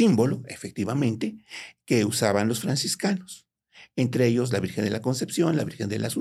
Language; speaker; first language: Spanish; native; Spanish